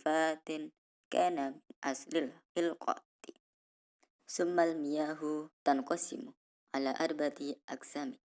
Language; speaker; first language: Arabic; non-native, learner; Indonesian